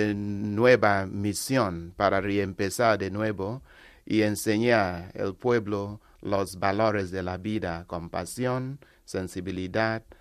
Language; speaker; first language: Spanish; non-native, learner; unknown